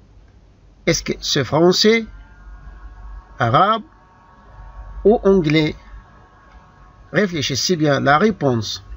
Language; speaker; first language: French; non-native, fluent; Arabic